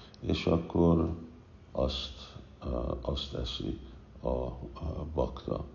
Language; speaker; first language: Hungarian; non-native, fluent; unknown